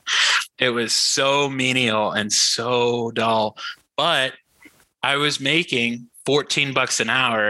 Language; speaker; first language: English; native; English